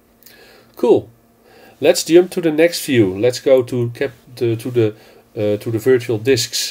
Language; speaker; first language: English; non-native, fluent; Dutch